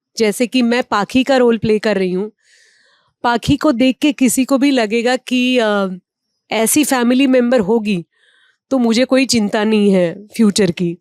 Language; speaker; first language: Hindi; non-native, local second language; Marathi